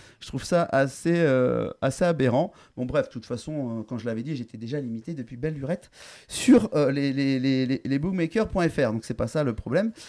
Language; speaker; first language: French; native; French